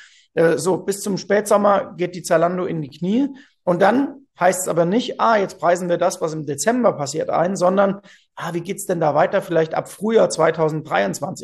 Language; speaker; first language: German; native; German